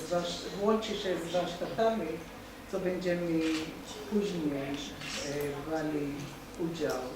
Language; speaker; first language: Polish; non-native, fluent; Hebrew